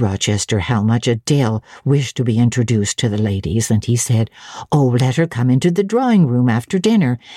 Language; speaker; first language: English; native; English